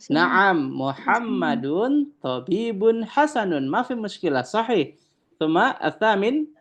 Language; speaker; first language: Arabic; non-native, fluent; Indonesian